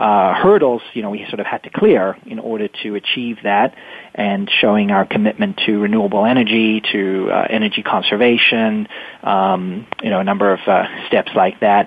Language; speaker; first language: English; native; English